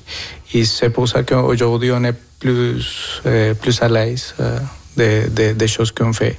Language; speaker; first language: French; non-native, fluent; Spanish